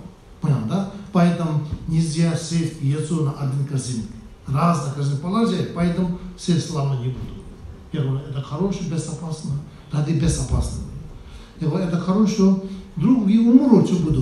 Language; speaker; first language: Russian; non-native, learner; Tibetan